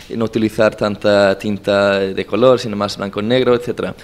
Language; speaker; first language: Spanish; non-native, fluent; Swedish